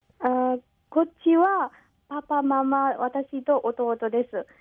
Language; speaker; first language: Japanese; non-native, learner; Nepali